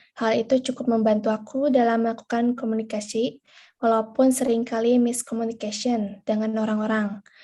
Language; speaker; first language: Indonesian; early bilingual, other home language; Chinese